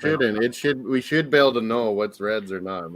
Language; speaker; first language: English; native; English